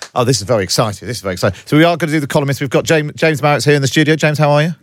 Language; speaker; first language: English; native; English